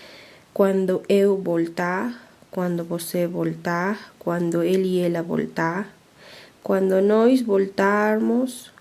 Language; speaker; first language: Portuguese; non-native, fluent; Spanish